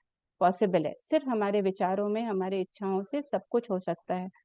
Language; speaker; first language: Hindi; native; Hindi